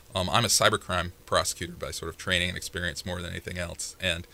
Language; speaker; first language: English; native; English